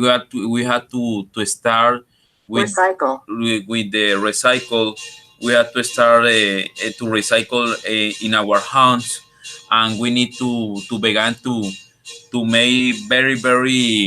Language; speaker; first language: English; non-native, learner; Spanish